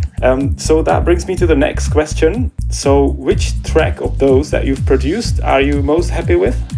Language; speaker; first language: English; non-native, fluent; Czech